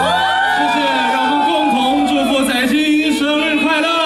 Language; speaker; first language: Chinese; native; Chinese